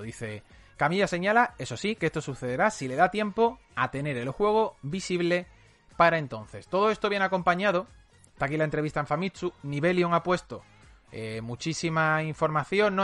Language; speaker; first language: Spanish; native; Spanish